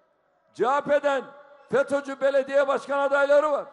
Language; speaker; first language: Turkish; native; Turkish